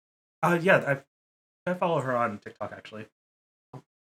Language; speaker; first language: English; native; English